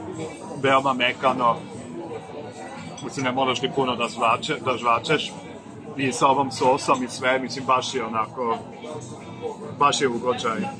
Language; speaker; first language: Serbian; non-native, fluent; German